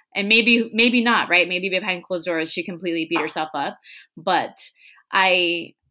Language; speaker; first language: English; non-native, fluent; Spanish